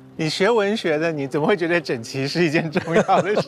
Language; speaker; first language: Chinese; native; Chinese